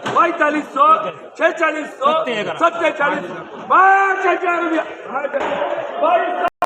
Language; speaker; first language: Hindi; non-native, local second language; Marathi